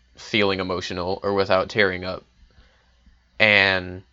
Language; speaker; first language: English; native; English